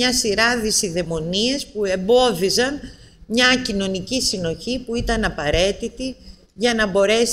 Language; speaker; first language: Greek; native; Greek